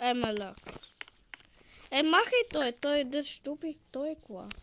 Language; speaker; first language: Bulgarian; non-native, learner; English